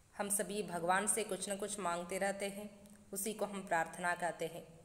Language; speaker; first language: Hindi; non-native, local second language; Kannada